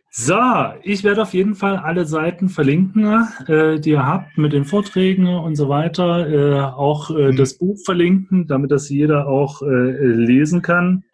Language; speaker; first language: German; native; German